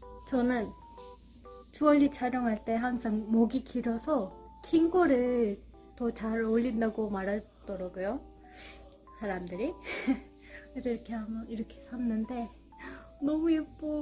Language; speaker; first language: Korean; non-native, fluent; Turkish